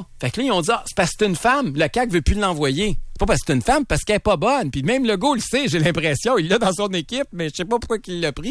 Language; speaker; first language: French; native; French